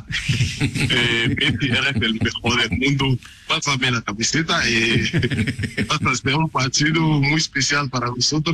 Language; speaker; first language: Spanish; non-native, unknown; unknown